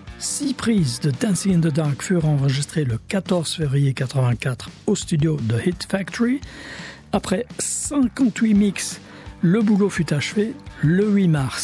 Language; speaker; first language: French; native; French